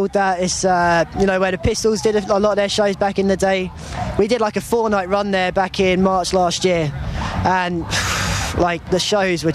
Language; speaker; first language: English; native; English